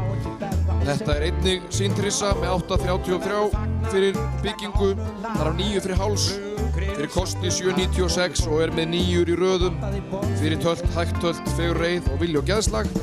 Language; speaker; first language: Icelandic; native; Icelandic